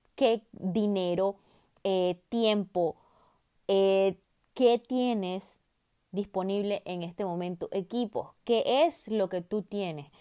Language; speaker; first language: Spanish; native; Spanish